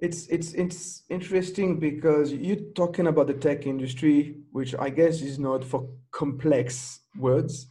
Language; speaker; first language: English; non-native, fluent; French